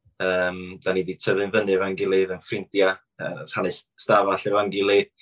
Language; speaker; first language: Welsh; native; Welsh